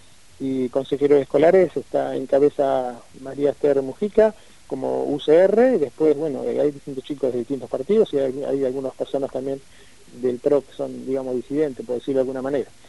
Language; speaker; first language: Spanish; native; Spanish